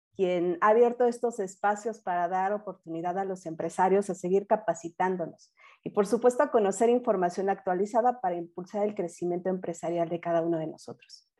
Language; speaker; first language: Spanish; native; Spanish